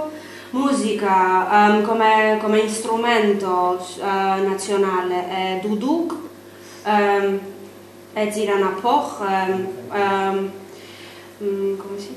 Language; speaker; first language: Italian; non-native, learner; Armenian